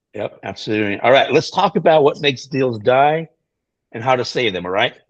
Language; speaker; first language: English; native; English